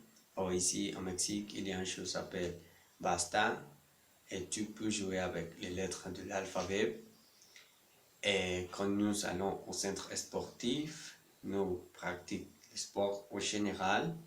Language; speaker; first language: French; non-native, learner; Spanish